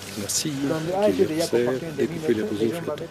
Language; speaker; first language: French; native; French